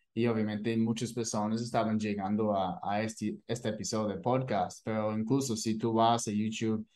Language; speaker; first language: Spanish; non-native, fluent; English